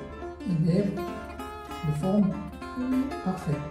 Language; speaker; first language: French; non-native, fluent; Korean